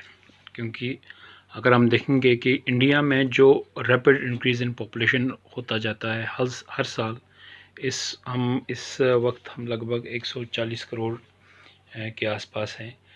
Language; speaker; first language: Hindi; non-native, local second language; Kashmiri